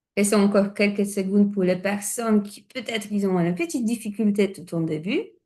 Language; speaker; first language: French; non-native, fluent; Polish